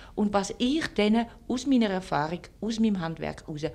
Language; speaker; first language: German; early bilingual, other home language; French